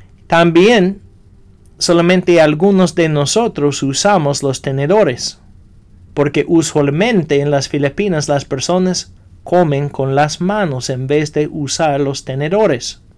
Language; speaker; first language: Spanish; non-native, fluent; English